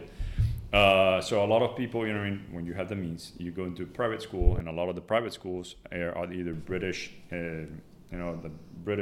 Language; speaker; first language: English; non-native, fluent; Spanish